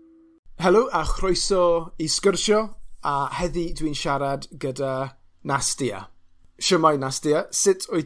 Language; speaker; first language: Welsh; non-native, local second language; English